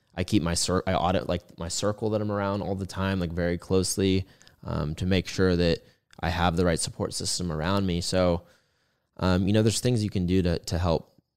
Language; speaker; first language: English; native; English